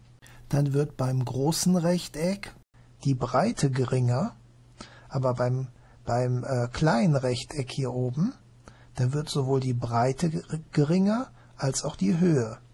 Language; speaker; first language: German; native; German